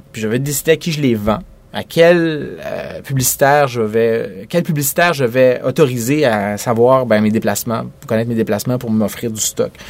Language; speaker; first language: French; native; French